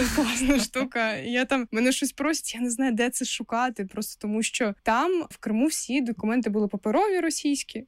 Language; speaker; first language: Ukrainian; non-native, local second language; Russian